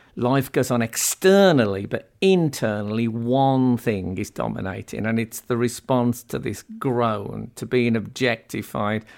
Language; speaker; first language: English; native; English